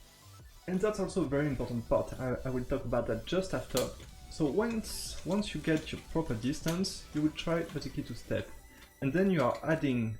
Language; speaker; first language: English; non-native, fluent; French